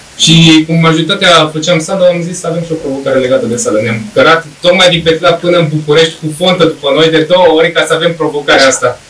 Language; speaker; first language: Romanian; native; Romanian